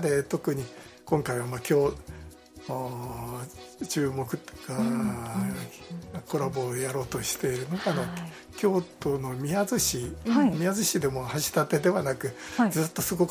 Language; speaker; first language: Japanese; native; Japanese